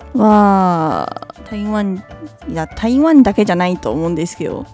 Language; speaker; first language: Japanese; non-native, fluent; Chinese